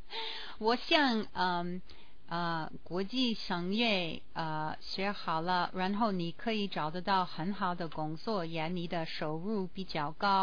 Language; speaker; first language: Chinese; non-native, learner; English